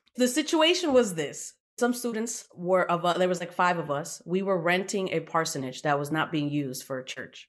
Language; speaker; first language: English; native; English